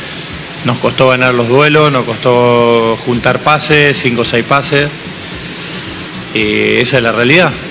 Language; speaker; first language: Spanish; native; Spanish